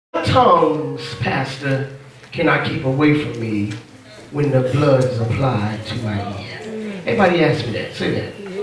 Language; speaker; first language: English; native; English